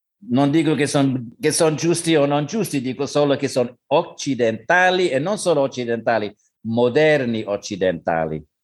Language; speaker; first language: Italian; non-native, learner; English